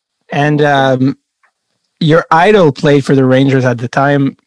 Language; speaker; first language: English; non-native, fluent; French